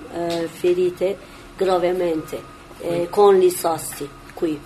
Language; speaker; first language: Italian; non-native, learner; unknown